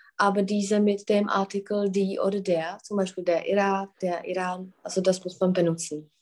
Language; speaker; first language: German; non-native, fluent; Czech